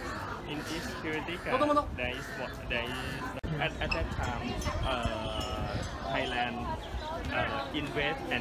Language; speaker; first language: English; non-native, learner; Thai